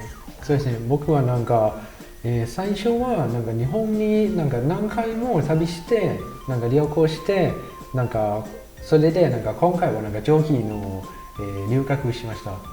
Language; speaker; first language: Japanese; non-native, learner; Thai